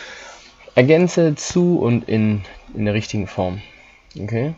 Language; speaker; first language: German; non-native, fluent; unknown